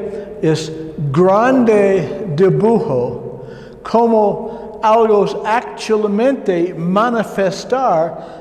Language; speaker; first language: Spanish; non-native, learner; English